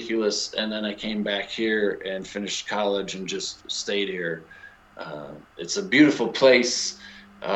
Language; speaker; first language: English; native; English